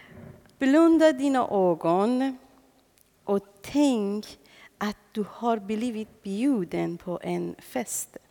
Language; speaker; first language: Swedish; non-native, fluent; Persian